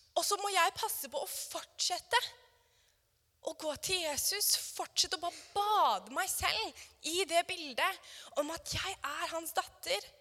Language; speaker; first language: Norwegian; native; Norwegian